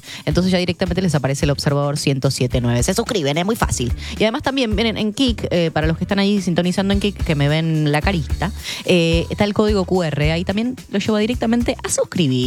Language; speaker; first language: Spanish; native; Spanish